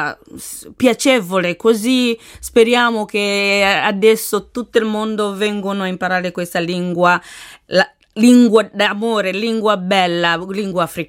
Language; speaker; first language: Italian; non-native, learner; Swahili